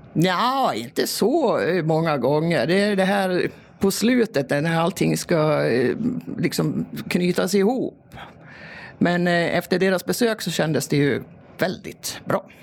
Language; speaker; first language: Swedish; native; Swedish